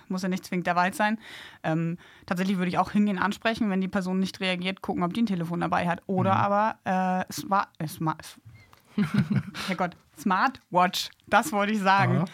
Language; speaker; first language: German; native; German